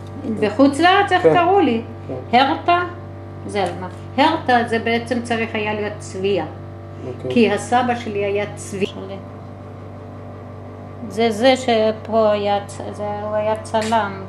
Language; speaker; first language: Hebrew; early bilingual, other home language; German